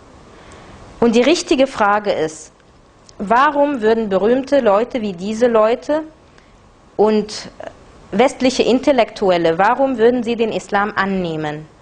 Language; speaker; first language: German; non-native, fluent; Arabic